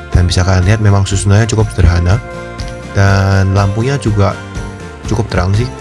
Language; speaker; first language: Indonesian; native; Indonesian